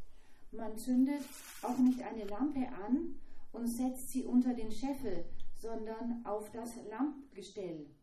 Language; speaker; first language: German; native; German